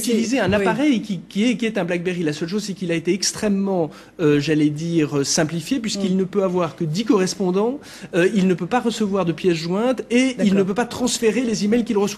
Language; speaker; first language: French; native; French